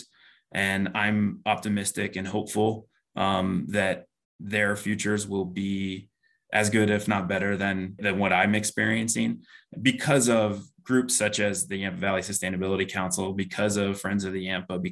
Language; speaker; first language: English; native; English